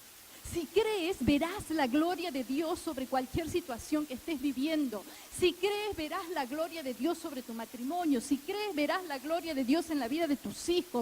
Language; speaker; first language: Spanish; native; Spanish